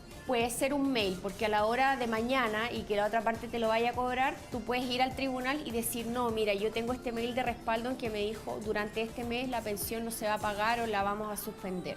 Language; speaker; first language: Spanish; native; Spanish